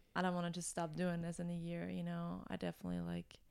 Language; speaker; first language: English; non-native, fluent; German